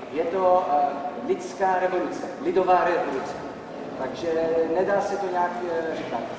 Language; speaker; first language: Czech; non-native, fluent; Arabic